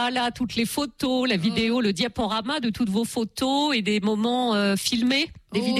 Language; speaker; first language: French; native; French